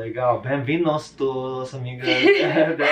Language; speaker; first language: Portuguese; non-native, learner; English